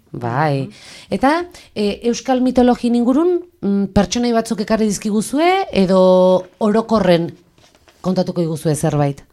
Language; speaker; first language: Basque; native; Basque